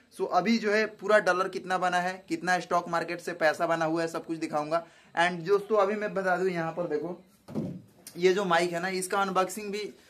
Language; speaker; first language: Hindi; native; Hindi